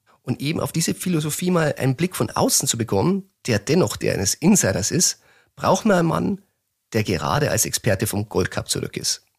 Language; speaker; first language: German; native; German